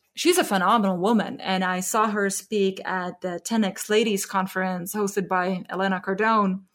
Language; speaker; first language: English; non-native, fluent; Czech